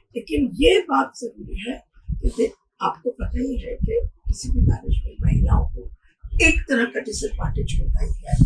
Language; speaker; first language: Hindi; non-native, local second language; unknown